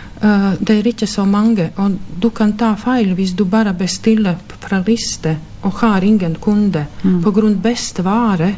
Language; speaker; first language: Norwegian; non-native, fluent; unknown